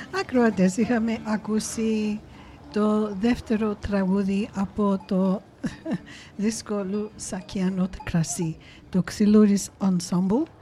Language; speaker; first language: Greek; early bilingual, heritage; Greek